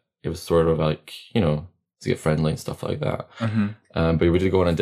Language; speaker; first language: English; non-native, fluent; Latvian